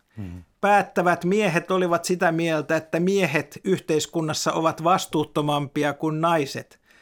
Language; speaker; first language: Finnish; native; Finnish